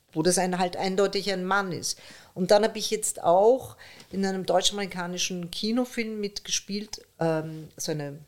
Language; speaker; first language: German; early bilingual, other home language; Persian